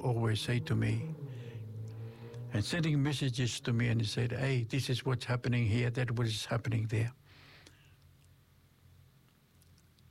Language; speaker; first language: English; non-native, fluent; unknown